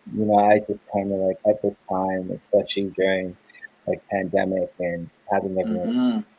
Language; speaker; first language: English; native; English